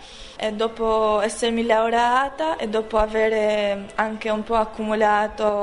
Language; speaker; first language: Italian; non-native, learner; Albanian